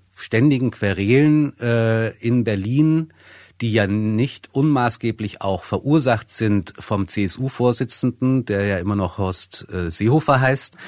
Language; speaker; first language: German; native; German